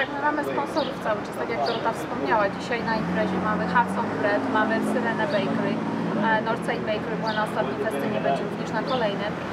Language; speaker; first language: Polish; native; Polish